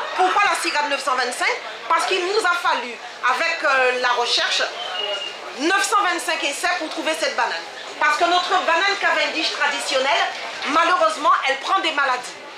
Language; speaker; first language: French; native; French